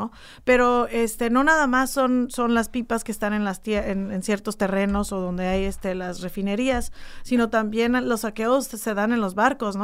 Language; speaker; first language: Spanish; native; Spanish